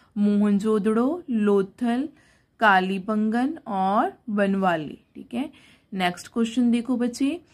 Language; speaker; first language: Hindi; non-native, local second language; Punjabi